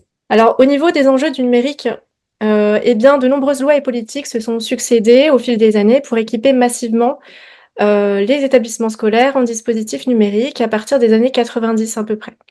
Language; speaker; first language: French; native; French